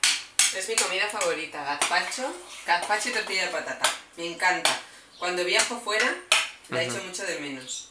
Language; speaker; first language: Spanish; native; Spanish